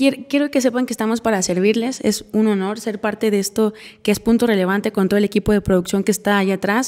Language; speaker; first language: Spanish; native; Spanish